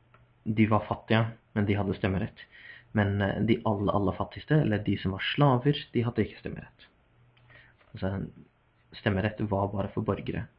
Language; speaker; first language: Norwegian; non-native, fluent; English